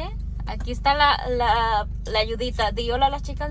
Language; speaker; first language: Spanish; native; Spanish